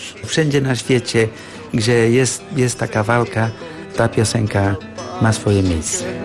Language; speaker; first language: Polish; non-native, fluent; Catalan